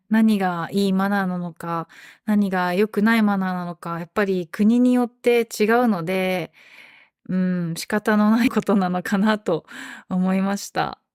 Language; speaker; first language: Japanese; native; Japanese